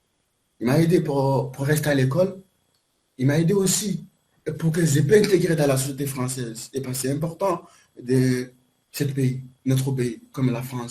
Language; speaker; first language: French; non-native, learner; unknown